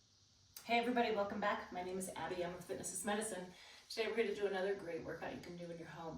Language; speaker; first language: English; native; English